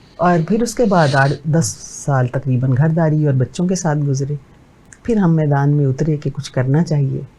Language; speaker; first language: Urdu; native; Urdu